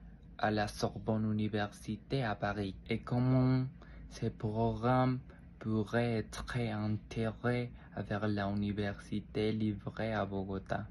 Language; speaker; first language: French; non-native, fluent; Spanish